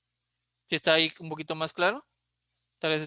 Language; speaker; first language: Spanish; native; Spanish